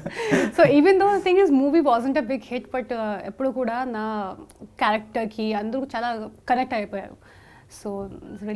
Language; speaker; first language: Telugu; non-native, local second language; Hindi